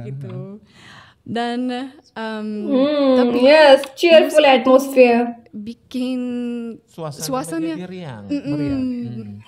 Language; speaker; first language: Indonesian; non-native, fluent; English